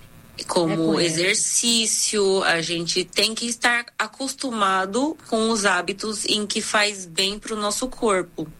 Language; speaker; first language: Portuguese; early bilingual, other home language; Korean